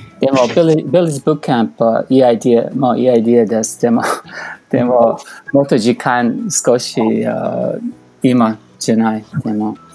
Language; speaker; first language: Japanese; non-native, learner; English